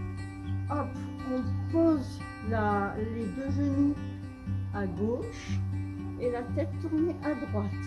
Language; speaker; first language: French; native; French